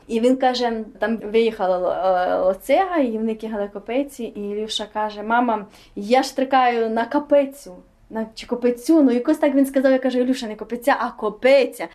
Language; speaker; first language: Ukrainian; native; Ukrainian